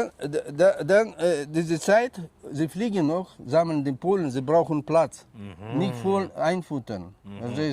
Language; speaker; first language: German; non-native, learner; Russian